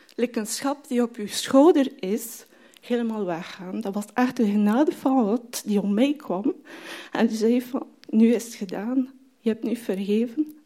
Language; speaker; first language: Dutch; non-native, fluent; French